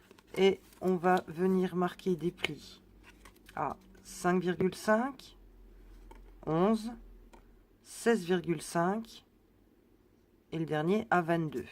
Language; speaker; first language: French; native; French